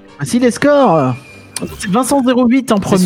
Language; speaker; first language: French; native; French